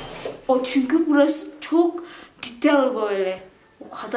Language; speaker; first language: Turkish; non-native, learner; Indonesian